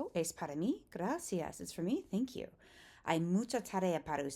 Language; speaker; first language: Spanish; non-native, fluent; English